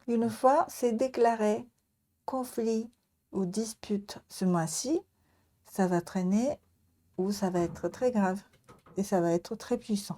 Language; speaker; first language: French; non-native, learner; Japanese